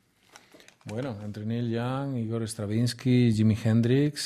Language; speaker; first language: Spanish; native; Spanish